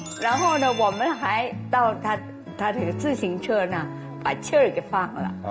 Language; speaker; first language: Chinese; early bilingual, other home language; Thai